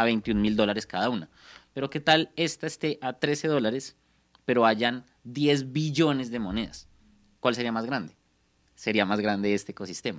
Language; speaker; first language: Spanish; native; Spanish